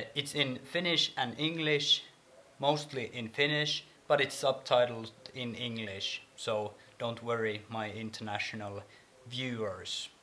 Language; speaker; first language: English; non-native, fluent; Finnish